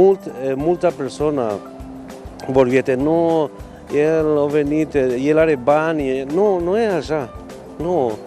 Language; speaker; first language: Romanian; non-native, learner; Spanish